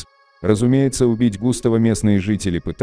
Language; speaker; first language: Russian; native; Russian